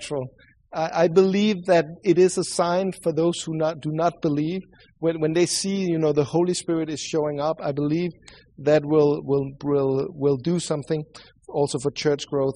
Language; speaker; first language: English; non-native, fluent; Swedish